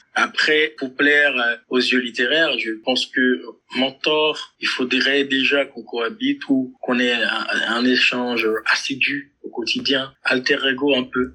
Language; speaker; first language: French; non-native, local second language; Haitian Creole